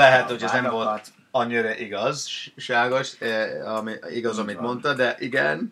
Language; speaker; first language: Hungarian; non-native, fluent; English